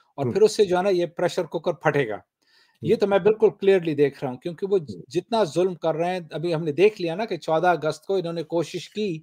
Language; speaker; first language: Urdu; non-native, local second language; Pashto